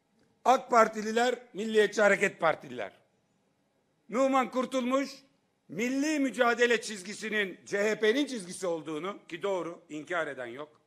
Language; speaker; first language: Turkish; native; Turkish